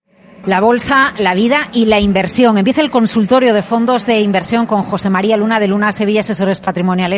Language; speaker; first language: Spanish; native; Spanish